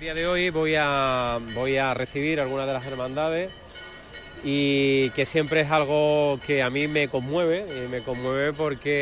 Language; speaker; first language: Spanish; native; Spanish